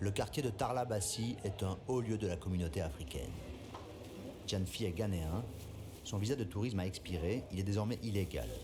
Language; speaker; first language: French; native; French